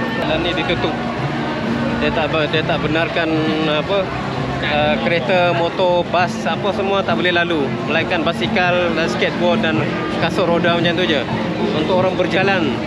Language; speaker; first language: Malay; non-native, fluent; Khmer